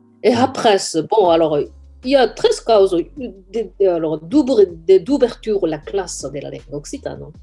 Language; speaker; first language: French; non-native, fluent; Japanese